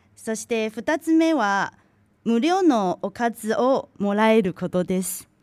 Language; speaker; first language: Japanese; non-native, fluent; Chinese